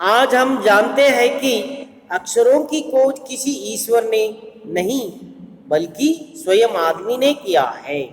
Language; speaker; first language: Hindi; non-native, local second language; Kannada